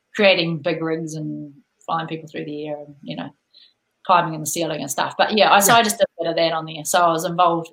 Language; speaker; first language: English; native; English